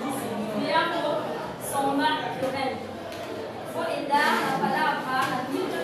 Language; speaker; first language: Spanish; non-native, learner; French